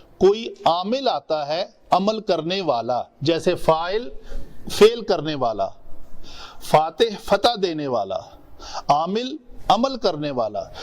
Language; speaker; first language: Urdu; non-native, local second language; Punjabi